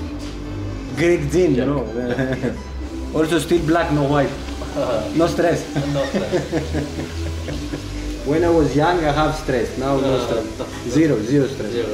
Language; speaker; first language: English; non-native, learner; Albanian